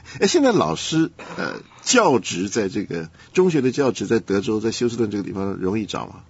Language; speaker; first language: Chinese; native; Chinese